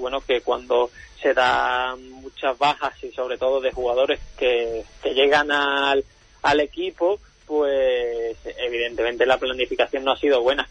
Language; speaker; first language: Spanish; native; Spanish